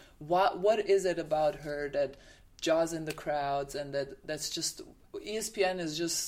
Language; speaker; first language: English; non-native, fluent; German